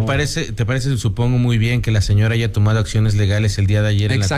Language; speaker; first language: Spanish; native; Spanish